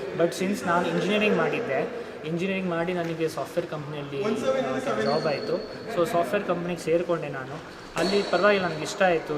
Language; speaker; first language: Kannada; non-native, local second language; Hindi